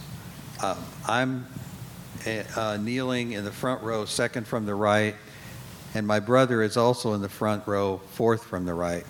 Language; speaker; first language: English; native; English